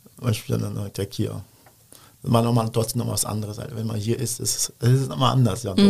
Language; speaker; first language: German; early bilingual, other home language; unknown